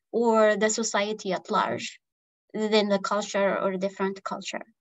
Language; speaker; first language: English; non-native, fluent; Arabic